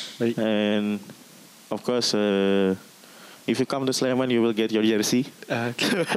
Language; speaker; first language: English; non-native, learner; Indonesian